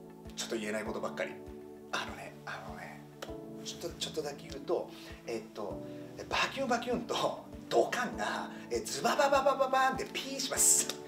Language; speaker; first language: Japanese; native; Japanese